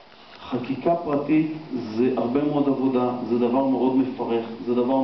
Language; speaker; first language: Hebrew; native; Hebrew